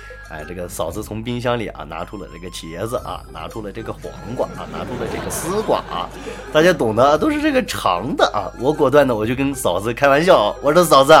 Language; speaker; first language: Chinese; native; Chinese